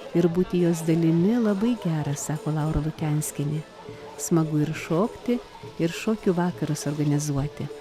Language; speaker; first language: Lithuanian; native; Lithuanian